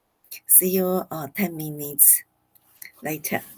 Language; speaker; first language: English; non-native, fluent; Chinese